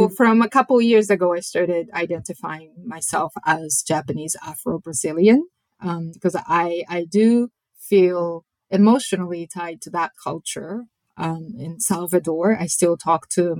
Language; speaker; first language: English; non-native, fluent; Japanese